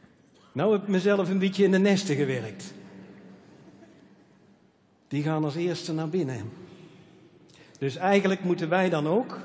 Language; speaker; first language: Dutch; native; Dutch